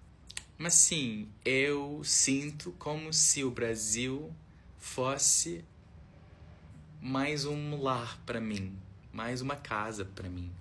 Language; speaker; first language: Portuguese; non-native, fluent; English